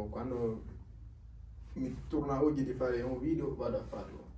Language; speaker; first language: Italian; non-native, learner; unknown